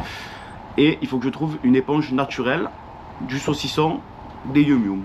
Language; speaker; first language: French; native; French